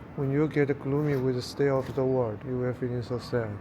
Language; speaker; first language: English; non-native, learner; Chinese